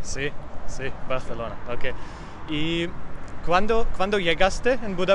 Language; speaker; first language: Spanish; non-native, learner; Hungarian